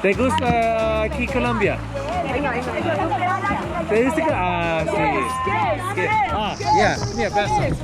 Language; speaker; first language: Spanish; non-native, learner; English